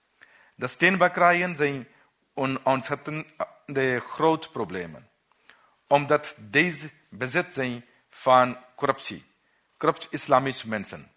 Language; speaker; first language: Dutch; non-native, learner; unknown